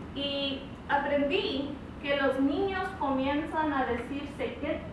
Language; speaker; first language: Spanish; early bilingual, other home language; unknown